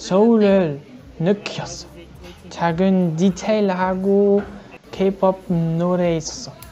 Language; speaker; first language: Korean; non-native, learner; French